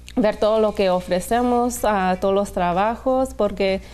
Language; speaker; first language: Spanish; early bilingual, heritage; Spanish